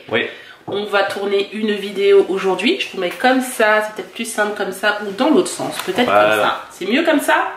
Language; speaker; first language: French; native; French